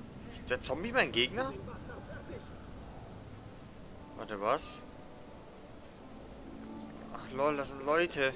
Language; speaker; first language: German; native; German